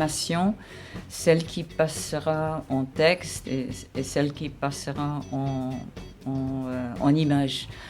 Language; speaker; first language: French; non-native, fluent; English